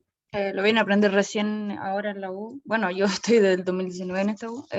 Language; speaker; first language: Spanish; native; Spanish